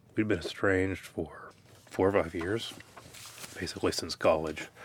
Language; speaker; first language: English; native; English